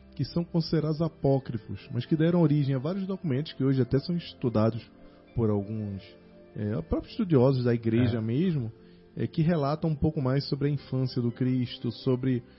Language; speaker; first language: Portuguese; native; Portuguese